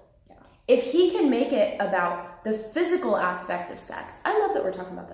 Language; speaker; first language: English; native; English